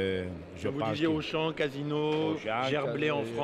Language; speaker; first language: French; native; French